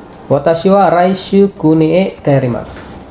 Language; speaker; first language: Japanese; non-native, fluent; English